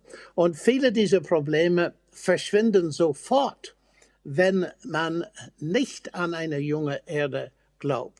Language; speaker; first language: German; non-native, fluent; English